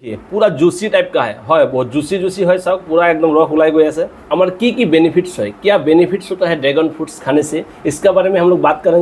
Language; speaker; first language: Hindi; non-native, local second language; Assamese